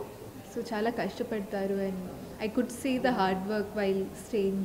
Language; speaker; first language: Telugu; non-native, local second language; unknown